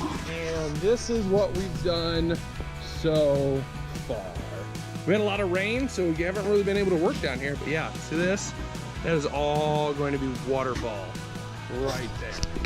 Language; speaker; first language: English; native; English